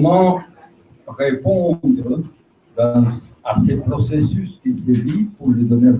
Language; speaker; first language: French; native; French